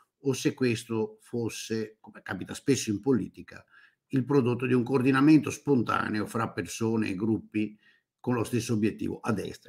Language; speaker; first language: Italian; native; Italian